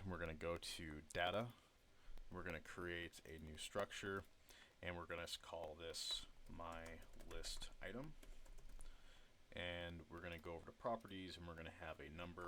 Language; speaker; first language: English; native; English